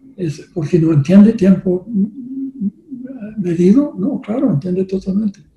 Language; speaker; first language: Spanish; non-native, learner; English